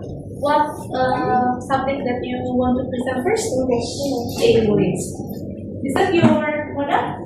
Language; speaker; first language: English; non-native, fluent; Indonesian